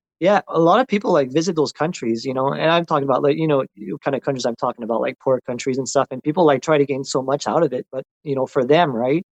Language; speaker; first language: English; non-native, local second language; French